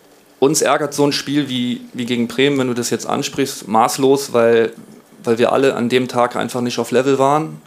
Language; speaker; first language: German; native; German